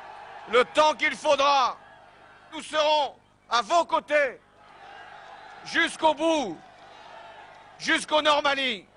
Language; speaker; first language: French; native; French